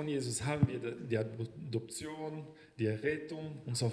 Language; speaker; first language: German; non-native, fluent; Portuguese